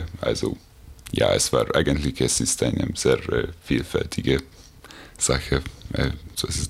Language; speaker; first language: German; non-native, learner; Hungarian